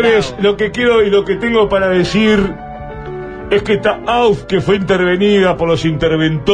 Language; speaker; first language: Spanish; native; Spanish